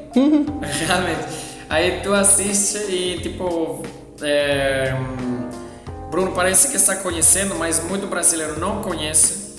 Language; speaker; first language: Portuguese; non-native, fluent; German